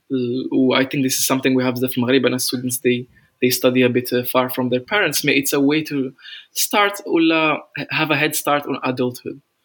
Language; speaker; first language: English; non-native, fluent; Arabic